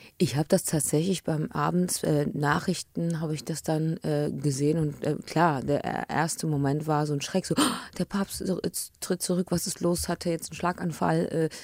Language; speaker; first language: German; early bilingual, other home language; English